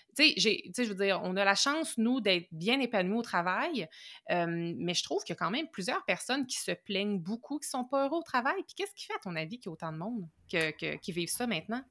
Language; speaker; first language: French; native; French